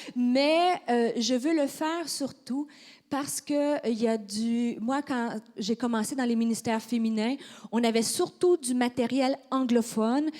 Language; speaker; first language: French; native; French